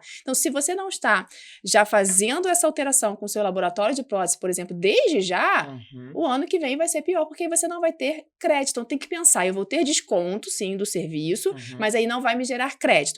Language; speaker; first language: Portuguese; native; Portuguese